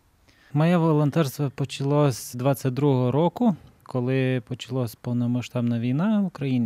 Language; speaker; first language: Ukrainian; non-native, fluent; Lithuanian